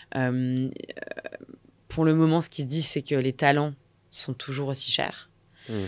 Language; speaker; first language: French; native; French